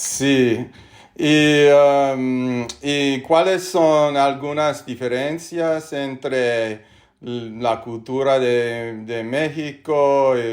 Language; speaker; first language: Spanish; non-native, learner; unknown